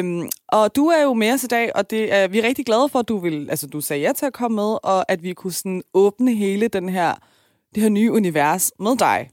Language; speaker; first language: Danish; early bilingual, other home language; Persian